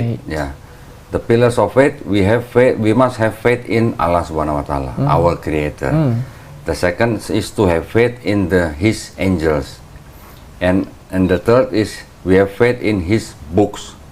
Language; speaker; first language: English; non-native, fluent; Indonesian